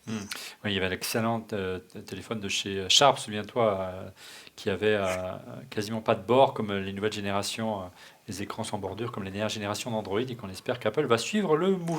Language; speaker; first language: French; native; French